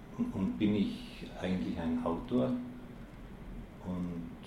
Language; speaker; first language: German; native; German